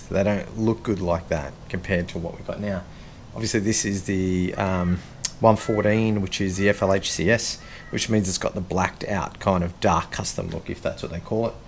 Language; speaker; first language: English; native; English